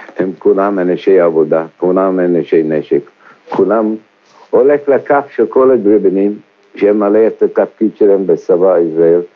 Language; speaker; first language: Hebrew; non-native, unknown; English